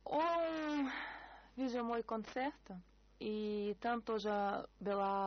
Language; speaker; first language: Russian; non-native, learner; Portuguese